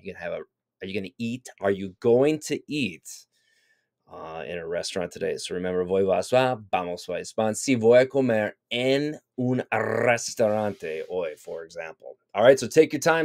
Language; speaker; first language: English; native; English